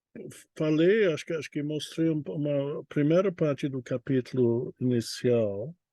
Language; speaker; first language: Portuguese; non-native, fluent; English